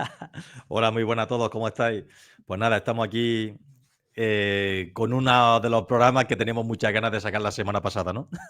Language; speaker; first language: Spanish; native; Spanish